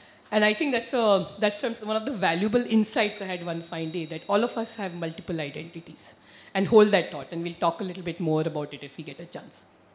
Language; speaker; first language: English; non-native, local second language; Marathi